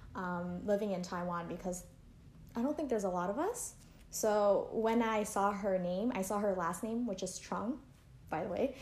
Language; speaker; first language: English; native; English